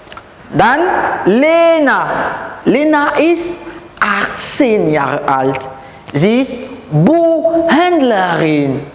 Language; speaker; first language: German; non-native, fluent; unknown